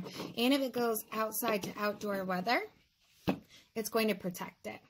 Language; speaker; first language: English; native; English